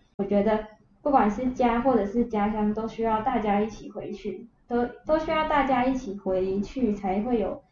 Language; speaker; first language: Chinese; native; Chinese